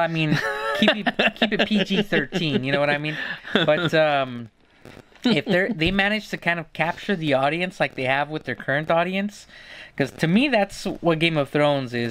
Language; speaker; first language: English; native; English